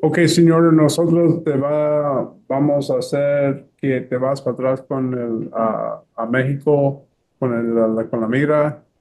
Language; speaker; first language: Spanish; early bilingual, heritage; English